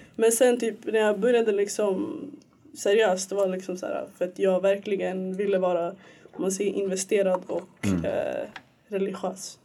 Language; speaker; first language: Swedish; early bilingual, other home language; Somali